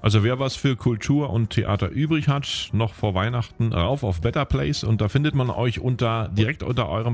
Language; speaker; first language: German; native; German